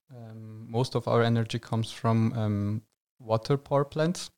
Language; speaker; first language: English; non-native, fluent; Portuguese